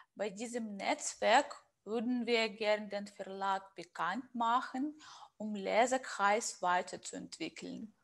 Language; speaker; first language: German; non-native, fluent; Russian